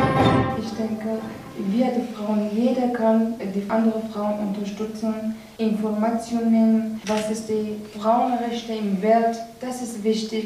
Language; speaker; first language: German; non-native, learner; Persian